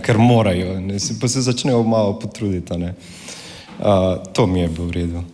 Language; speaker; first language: Slovenian; non-native, fluent; Spanish